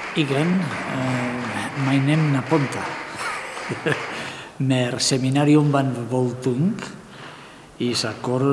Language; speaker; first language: Hungarian; non-native, learner; Spanish